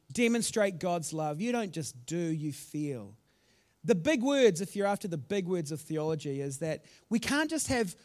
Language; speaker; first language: English; native; English